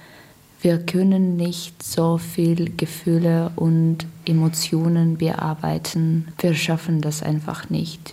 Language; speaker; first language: German; non-native, fluent; Russian